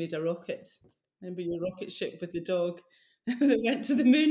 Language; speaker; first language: English; native; English